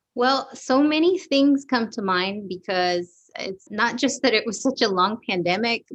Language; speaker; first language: English; native; English